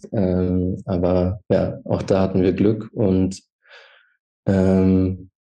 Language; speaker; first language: German; native; German